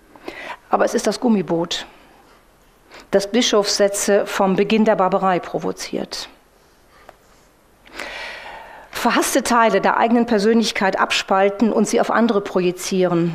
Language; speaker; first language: German; native; German